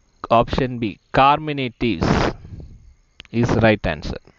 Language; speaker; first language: English; non-native, local second language; Malayalam